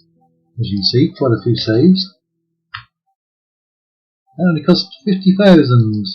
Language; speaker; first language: English; native; English